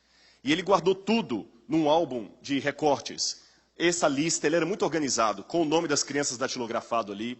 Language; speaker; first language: Portuguese; native; Portuguese